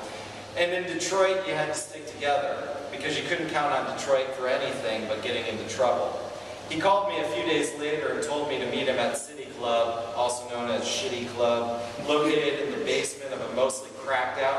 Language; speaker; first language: English; native; English